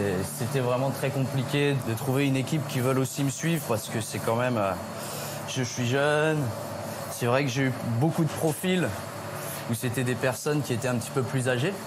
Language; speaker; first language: French; native; French